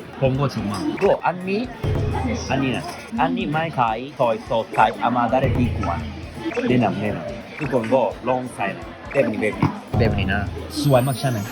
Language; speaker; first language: Thai; non-native, learner; Japanese